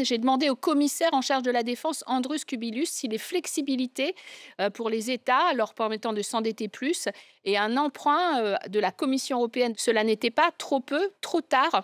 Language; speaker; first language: French; native; French